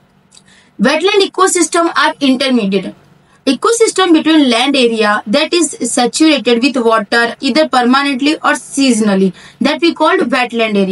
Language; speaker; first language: English; non-native, local second language; Hindi